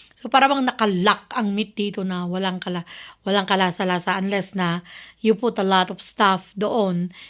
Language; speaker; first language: Filipino; native; Filipino